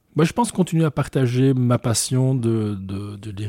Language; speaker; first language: French; native; French